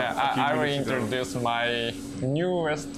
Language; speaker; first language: English; non-native, learner; Japanese